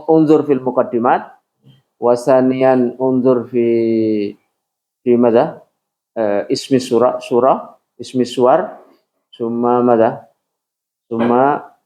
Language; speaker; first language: Arabic; non-native, fluent; Indonesian